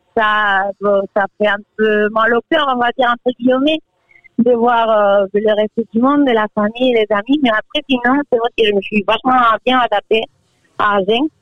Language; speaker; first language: French; non-native, fluent; Spanish